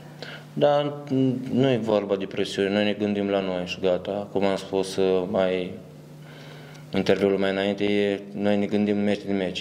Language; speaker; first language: Romanian; early bilingual, heritage; Romanian